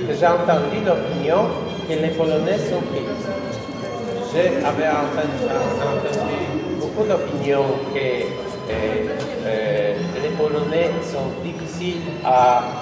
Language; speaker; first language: French; non-native, learner; Polish